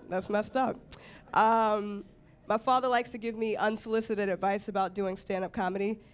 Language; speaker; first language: English; native; English